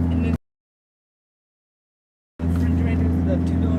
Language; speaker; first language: English; native; English